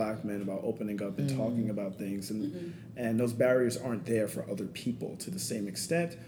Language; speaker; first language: English; native; English